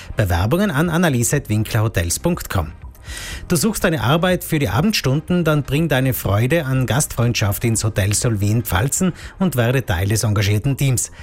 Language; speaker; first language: German; native; German